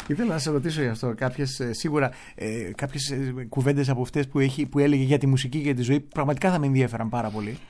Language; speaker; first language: Greek; native; Greek